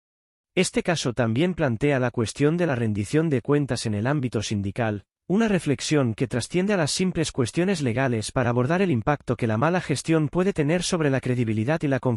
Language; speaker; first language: Spanish; native; Spanish